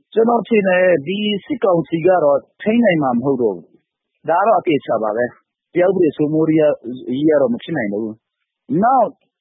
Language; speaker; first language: Burmese; non-native, local second language; Hakha Chin